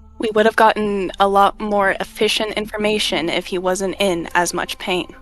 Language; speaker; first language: English; native; English